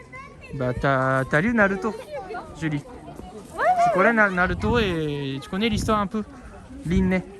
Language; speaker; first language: French; non-native, fluent; Japanese